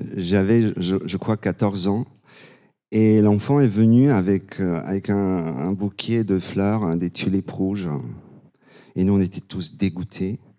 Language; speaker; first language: French; non-native, fluent; Bulgarian